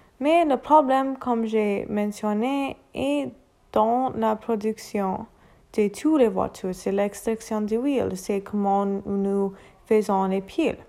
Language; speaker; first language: French; non-native, learner; English